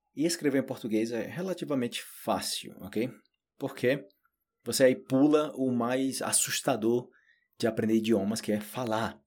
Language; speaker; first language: Portuguese; native; Portuguese